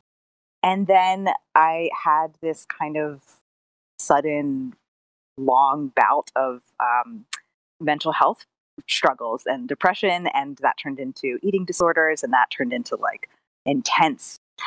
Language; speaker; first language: English; native; English